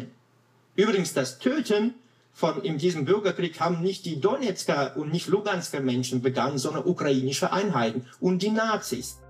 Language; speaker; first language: German; non-native, fluent; Russian